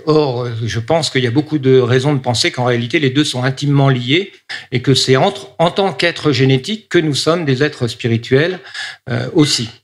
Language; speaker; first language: French; native; French